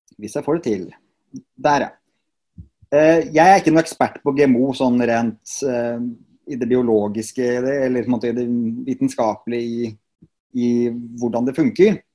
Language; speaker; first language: Norwegian; native; Norwegian